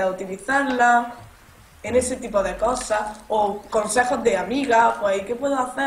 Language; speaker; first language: Spanish; native; Spanish